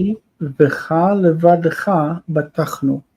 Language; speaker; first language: Hebrew; non-native, fluent; English